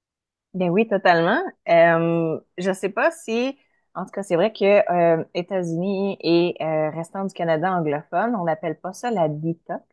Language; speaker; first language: French; native; French